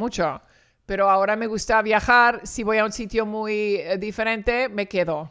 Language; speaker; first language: Spanish; early bilingual, heritage; Spanish